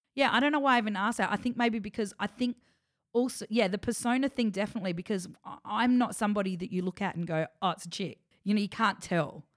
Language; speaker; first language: English; native; English